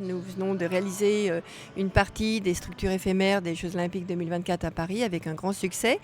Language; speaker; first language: French; native; French